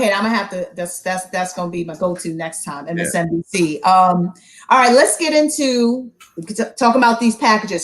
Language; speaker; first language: English; native; English